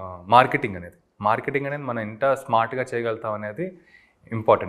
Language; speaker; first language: Telugu; native; Telugu